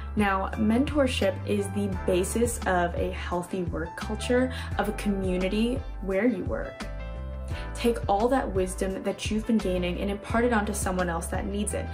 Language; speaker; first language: English; native; English